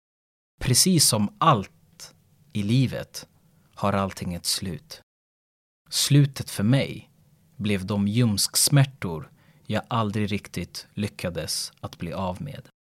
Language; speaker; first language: Swedish; early bilingual, other home language; Lingala